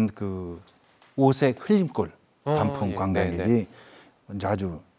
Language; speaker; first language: Korean; native; Korean